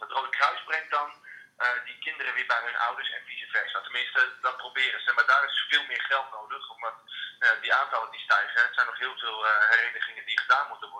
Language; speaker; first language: Dutch; native; Dutch